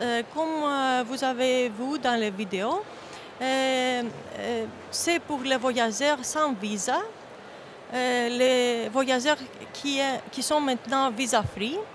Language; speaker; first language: French; non-native, fluent; Greek